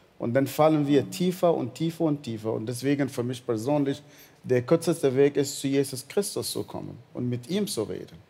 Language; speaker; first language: German; non-native, fluent; Arabic